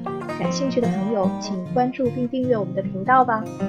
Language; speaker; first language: Chinese; native; Chinese